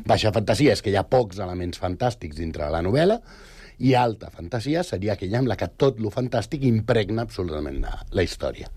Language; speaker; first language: Catalan; non-native, local second language; Spanish